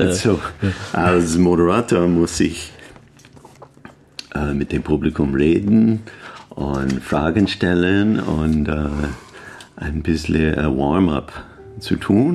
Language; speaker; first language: German; non-native, learner; English